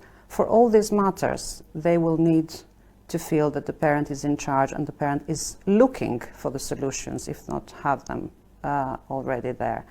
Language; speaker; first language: English; non-native, fluent; Albanian